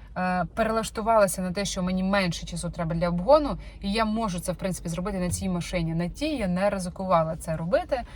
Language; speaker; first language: Ukrainian; non-native, local second language; Russian